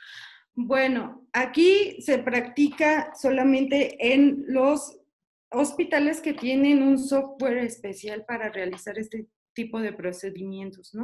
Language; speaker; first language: Spanish; native; Spanish